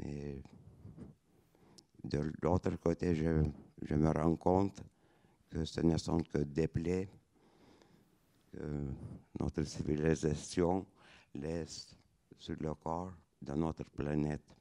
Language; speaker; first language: French; non-native, fluent; Lithuanian